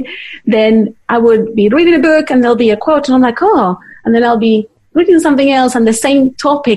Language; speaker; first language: English; non-native, fluent; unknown